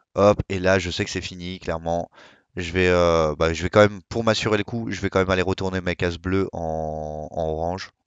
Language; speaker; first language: French; native; French